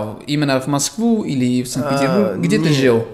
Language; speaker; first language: Russian; non-native, fluent; English